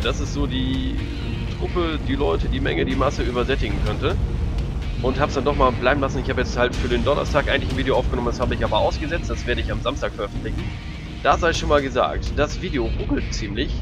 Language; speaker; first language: German; native; German